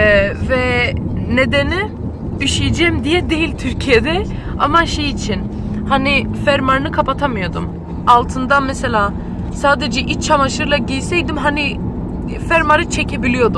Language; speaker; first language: Turkish; early bilingual, heritage; Turkish